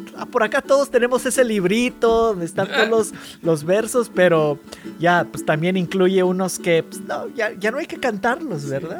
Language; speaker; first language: Spanish; early bilingual, heritage; Spanish